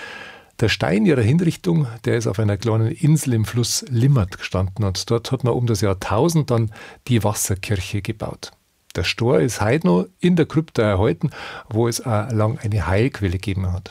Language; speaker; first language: German; native; German